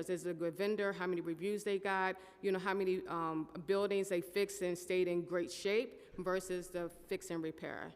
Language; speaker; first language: English; native; English